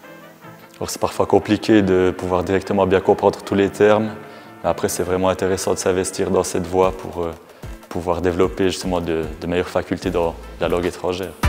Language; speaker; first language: French; native; French